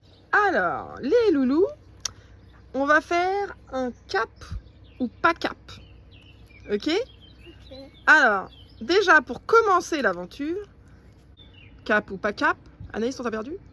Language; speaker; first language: French; native; French